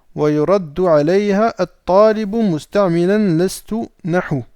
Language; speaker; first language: Arabic; non-native, fluent; French